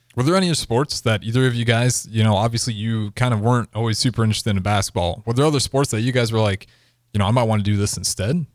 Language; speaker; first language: English; native; English